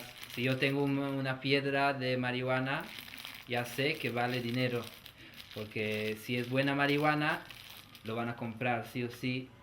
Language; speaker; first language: Spanish; non-native, fluent; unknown